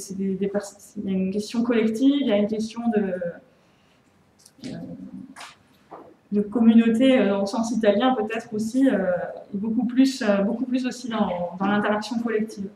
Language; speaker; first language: French; native; French